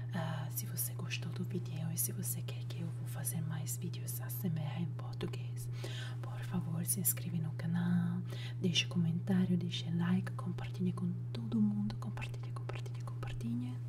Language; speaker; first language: Portuguese; non-native, fluent; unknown